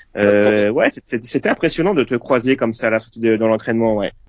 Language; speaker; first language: French; native; French